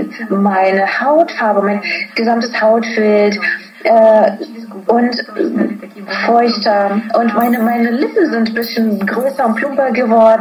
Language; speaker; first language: German; non-native, fluent; Russian